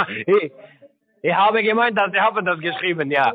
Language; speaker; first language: German; non-native, learner; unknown